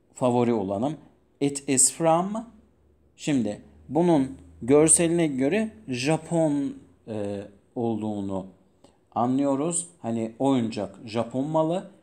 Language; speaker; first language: Turkish; non-native, fluent; Persian